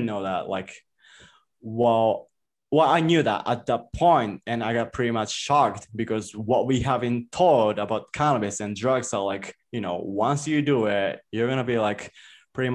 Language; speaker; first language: English; non-native, fluent; Japanese